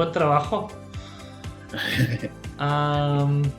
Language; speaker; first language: Spanish; non-native, fluent; English